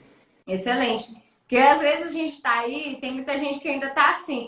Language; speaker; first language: Portuguese; native; Portuguese